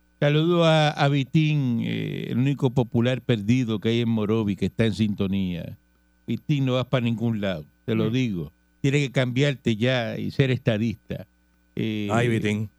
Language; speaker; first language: Spanish; native; Spanish